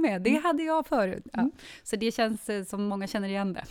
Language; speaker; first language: Swedish; native; Swedish